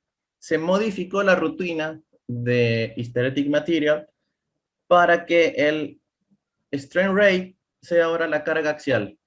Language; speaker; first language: Spanish; native; Spanish